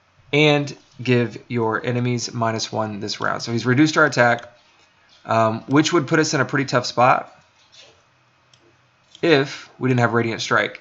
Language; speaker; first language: English; native; English